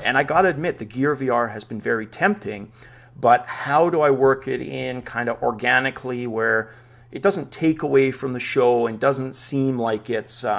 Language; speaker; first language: English; native; English